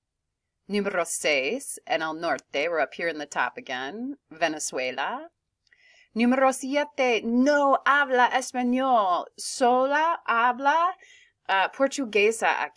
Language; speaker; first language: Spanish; non-native, fluent; English